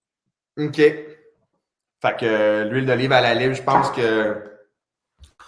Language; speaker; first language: French; native; French